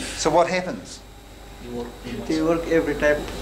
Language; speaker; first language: English; native; English